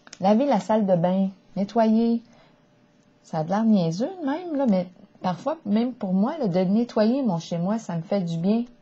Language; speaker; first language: French; native; French